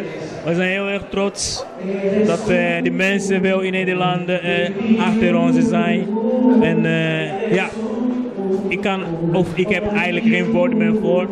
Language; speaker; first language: Dutch; non-native, fluent; Portuguese